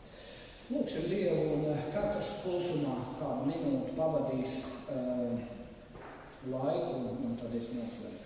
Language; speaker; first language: Latvian; native; Latvian